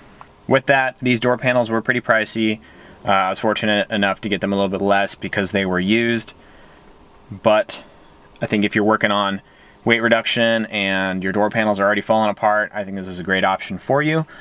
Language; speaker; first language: English; native; English